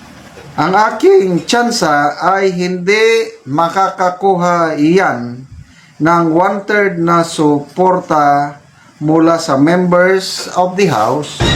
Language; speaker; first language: Filipino; native; Filipino